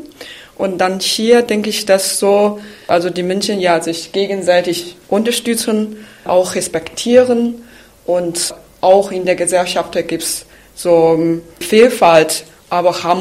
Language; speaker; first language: German; non-native, fluent; Chinese